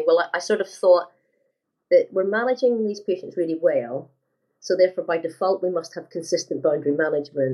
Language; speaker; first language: English; native; English